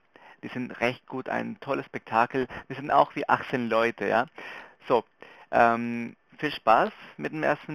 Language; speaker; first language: German; non-native, fluent; Spanish